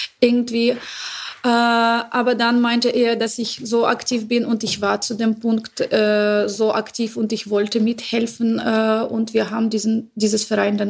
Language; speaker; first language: German; non-native, learner; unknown